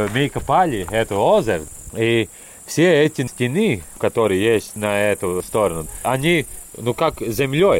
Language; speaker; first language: Russian; non-native, local second language; Latvian